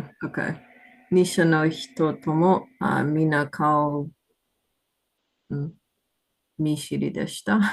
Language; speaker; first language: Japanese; non-native, learner; English